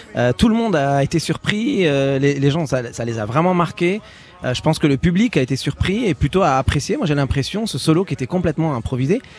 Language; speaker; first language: French; native; French